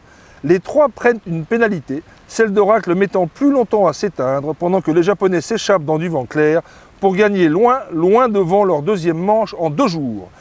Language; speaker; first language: French; native; French